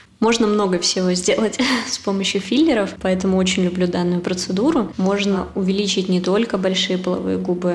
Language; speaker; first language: Russian; native; Russian